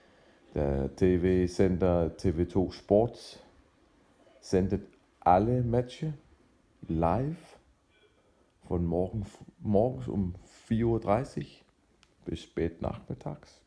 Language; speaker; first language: German; non-native, fluent; Danish